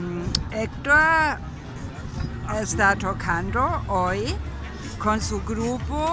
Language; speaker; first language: Spanish; non-native, fluent; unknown